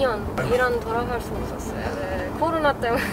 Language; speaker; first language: Korean; non-native, learner; Persian